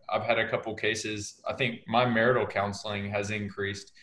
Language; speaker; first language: English; native; English